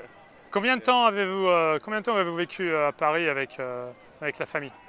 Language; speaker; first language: French; native; French